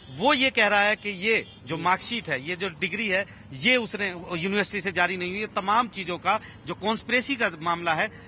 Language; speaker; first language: Hindi; native; Hindi